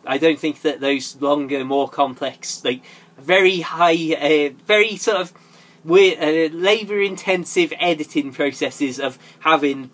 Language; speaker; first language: English; native; English